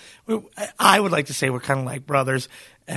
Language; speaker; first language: English; native; English